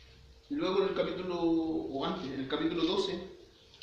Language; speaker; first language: Spanish; native; Spanish